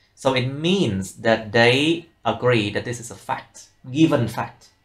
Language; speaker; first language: English; non-native, fluent; Vietnamese